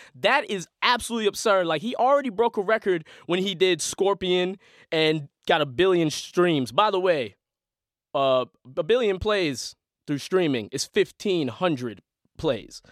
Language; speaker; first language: English; native; English